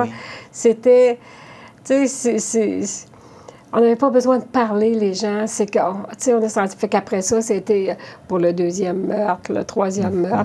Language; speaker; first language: French; native; French